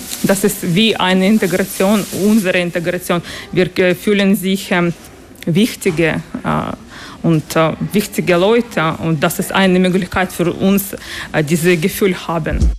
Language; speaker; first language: German; non-native, learner; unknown